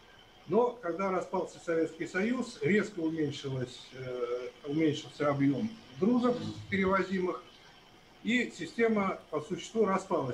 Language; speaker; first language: Russian; native; Russian